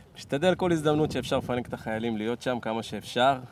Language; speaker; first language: Hebrew; native; Hebrew